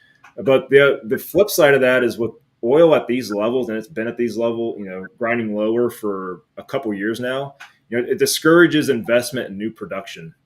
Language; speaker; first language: English; native; English